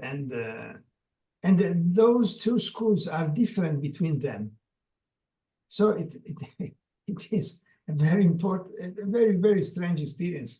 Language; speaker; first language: English; non-native, learner; Italian